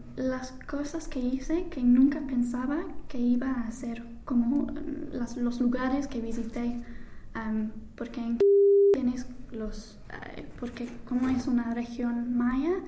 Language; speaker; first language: Spanish; non-native, fluent; English